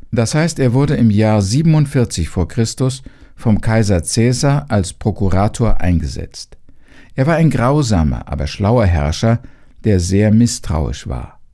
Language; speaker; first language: German; native; German